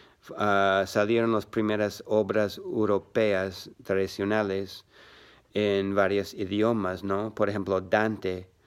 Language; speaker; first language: Spanish; non-native, learner; English